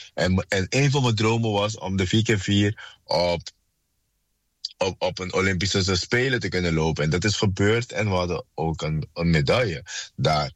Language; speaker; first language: Dutch; non-native, fluent; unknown